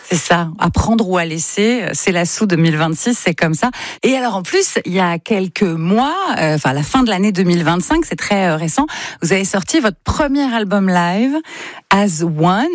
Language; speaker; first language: French; native; French